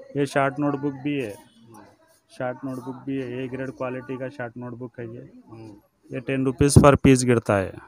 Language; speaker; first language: Hindi; native; Hindi